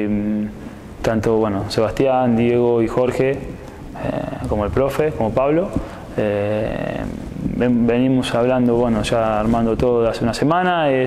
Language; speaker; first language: Spanish; native; Spanish